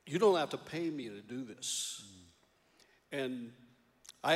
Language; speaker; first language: English; native; English